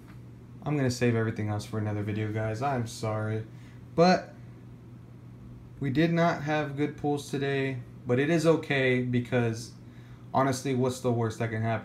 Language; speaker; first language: English; native; English